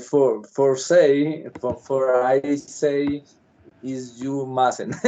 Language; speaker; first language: English; non-native, learner; Spanish